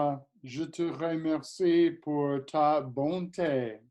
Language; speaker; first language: French; non-native, learner; English